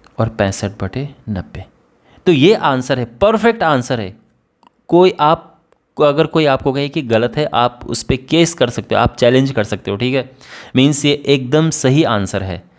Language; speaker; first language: Hindi; native; Hindi